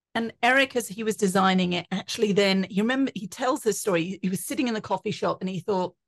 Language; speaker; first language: English; native; English